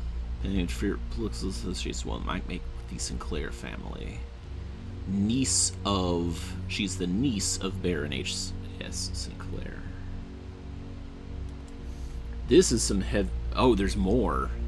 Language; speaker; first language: English; native; English